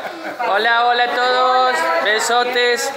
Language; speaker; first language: Spanish; native; Spanish